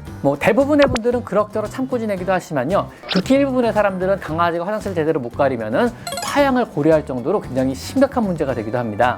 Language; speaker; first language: Korean; native; Korean